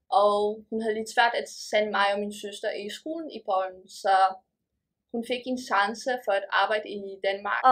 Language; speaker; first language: Danish; early bilingual, other home language; Polish